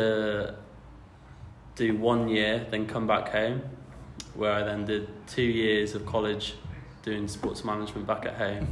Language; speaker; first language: English; native; English